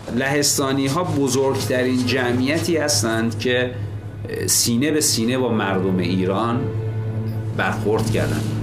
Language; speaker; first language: Persian; native; Persian